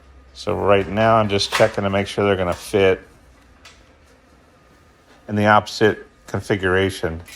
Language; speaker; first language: English; native; English